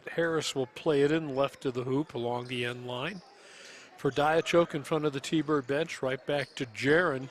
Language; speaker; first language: English; native; English